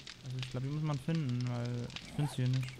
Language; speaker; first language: German; native; German